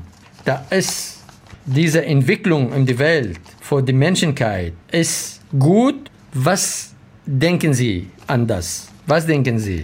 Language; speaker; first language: German; non-native, learner; Arabic